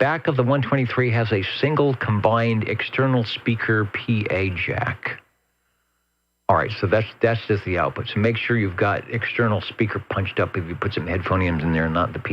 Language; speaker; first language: English; native; English